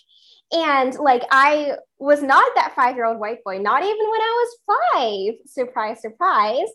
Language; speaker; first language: English; native; English